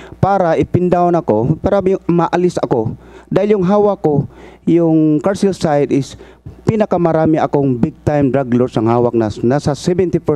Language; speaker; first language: Filipino; non-native, local second language; Cebuano